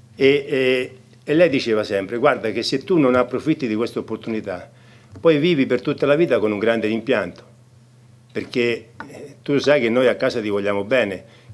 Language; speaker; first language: Italian; native; Italian